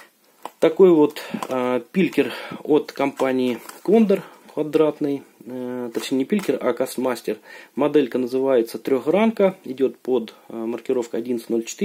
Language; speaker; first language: Russian; native; Russian